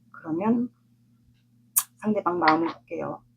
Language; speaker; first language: Korean; native; Korean